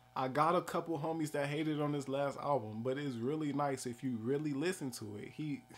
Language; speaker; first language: English; native; English